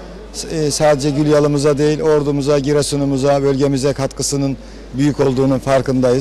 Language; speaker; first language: Turkish; native; Turkish